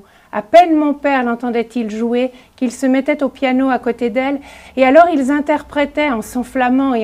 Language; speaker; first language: French; native; French